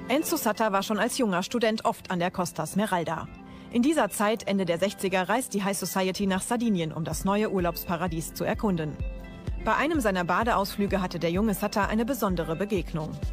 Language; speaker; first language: German; native; German